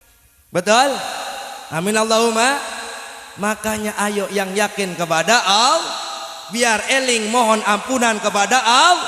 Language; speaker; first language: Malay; non-native, local second language; Sundanese